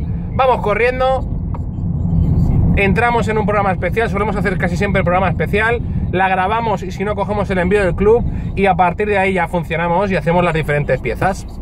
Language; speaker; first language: Spanish; native; Spanish